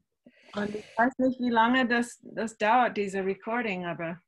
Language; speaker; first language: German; non-native, learner; English